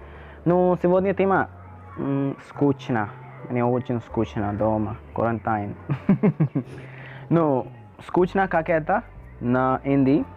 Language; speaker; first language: Russian; non-native, learner; Hindi